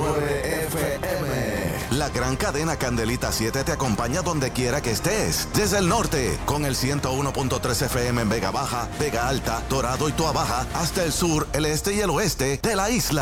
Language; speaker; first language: Spanish; native; Spanish